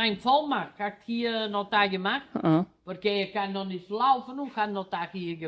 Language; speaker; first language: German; non-native, learner; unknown